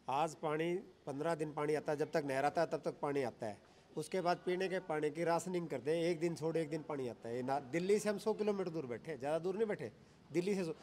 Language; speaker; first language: Hindi; native; Hindi